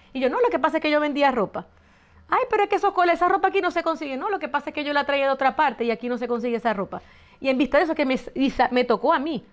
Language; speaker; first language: Spanish; native; Spanish